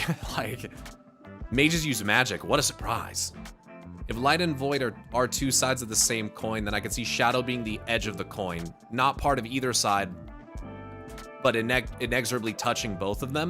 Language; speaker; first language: English; native; English